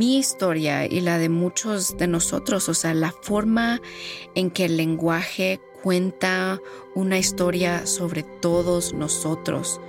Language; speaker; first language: Spanish; early bilingual, heritage; Spanish